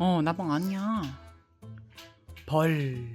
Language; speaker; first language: Korean; native; Korean